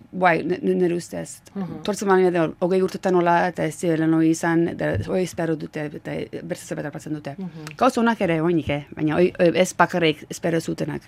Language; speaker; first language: Basque; early bilingual, heritage; Basque